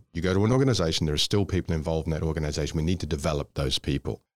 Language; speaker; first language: English; native; English